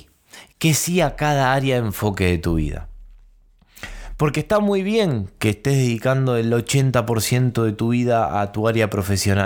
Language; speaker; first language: Spanish; native; Spanish